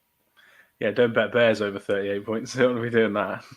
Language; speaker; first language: English; native; English